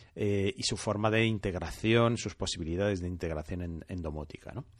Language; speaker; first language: Spanish; non-native, fluent; French